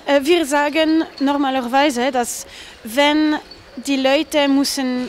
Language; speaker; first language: German; non-native, fluent; French